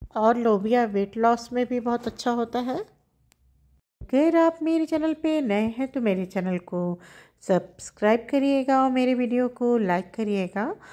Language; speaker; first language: Hindi; native; Hindi